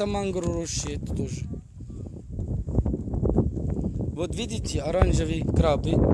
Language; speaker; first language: Russian; non-native, learner; Arabic